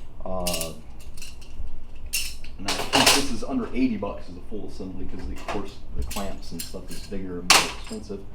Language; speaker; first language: English; native; English